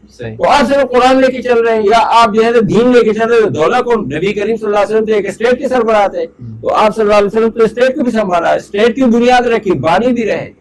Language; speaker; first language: Urdu; non-native, local second language; Pashto